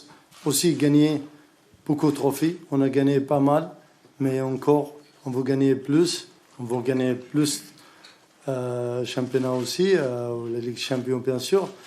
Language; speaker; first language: French; non-native, learner; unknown